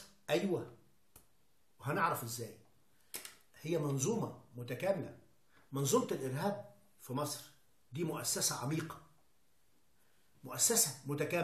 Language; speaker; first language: Arabic; native; Arabic